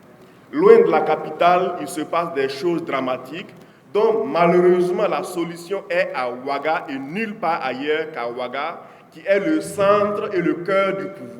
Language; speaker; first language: French; non-native, local second language; Mossi